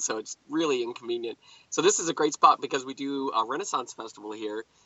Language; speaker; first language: English; native; English